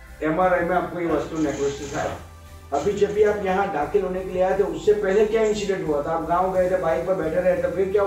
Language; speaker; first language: Hindi; non-native, local second language; Gujarati